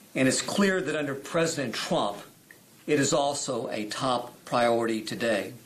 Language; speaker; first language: English; native; English